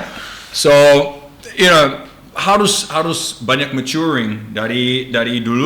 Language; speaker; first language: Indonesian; non-native, learner; English